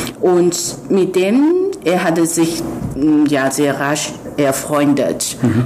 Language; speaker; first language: German; non-native, fluent; Chinese